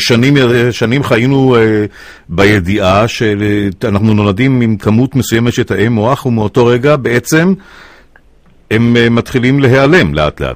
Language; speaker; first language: Hebrew; native; Hebrew